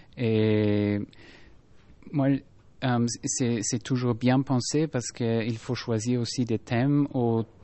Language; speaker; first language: French; non-native, fluent; German